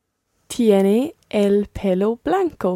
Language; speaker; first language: Spanish; non-native, learner; English